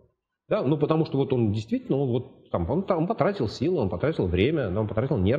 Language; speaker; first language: Russian; native; Russian